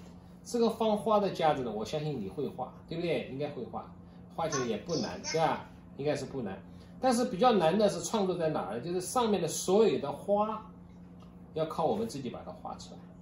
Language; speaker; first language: Chinese; native; Chinese